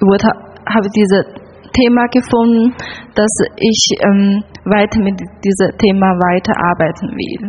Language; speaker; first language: German; non-native, learner; Chinese